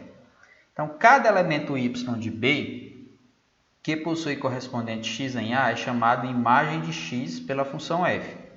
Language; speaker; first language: Portuguese; native; Portuguese